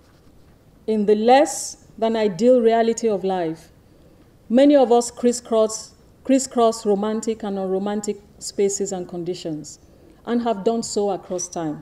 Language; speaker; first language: English; non-native, local second language; Yoruba